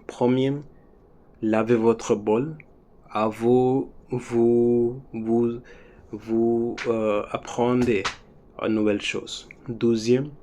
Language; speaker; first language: French; non-native, learner; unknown